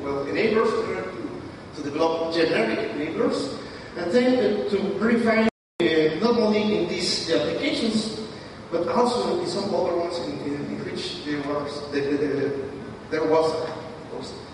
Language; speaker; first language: English; non-native, fluent; Spanish